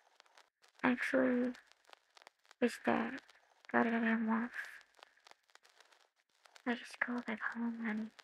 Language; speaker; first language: English; non-native, learner; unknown